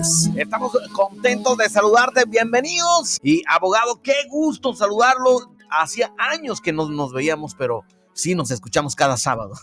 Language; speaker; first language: Spanish; native; Spanish